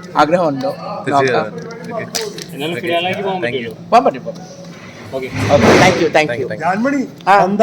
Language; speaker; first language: Malayalam; non-native, local second language; Assamese